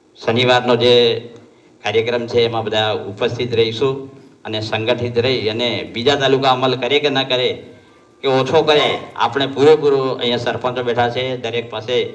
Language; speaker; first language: Gujarati; non-native, local second language; Bhili